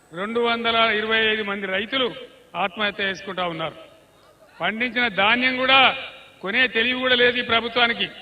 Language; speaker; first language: Telugu; native; Telugu